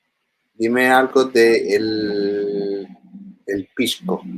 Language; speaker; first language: Spanish; non-native, learner; Italian